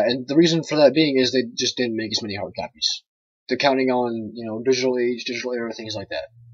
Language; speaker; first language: English; native; English